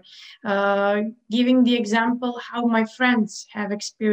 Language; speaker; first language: English; non-native, fluent; Macedonian